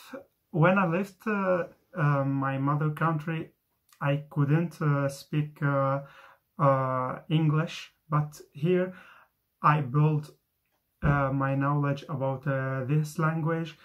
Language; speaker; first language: English; non-native, fluent; Arabic